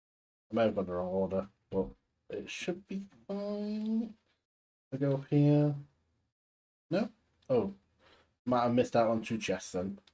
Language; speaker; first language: English; native; English